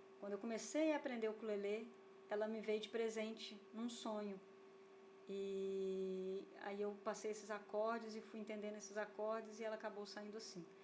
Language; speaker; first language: Portuguese; native; Portuguese